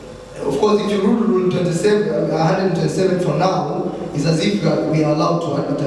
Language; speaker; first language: English; non-native, local second language; Swahili